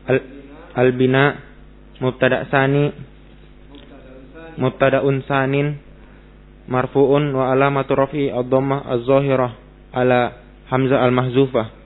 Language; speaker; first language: Arabic; non-native, learner; Indonesian